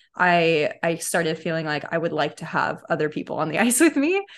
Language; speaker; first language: English; native; English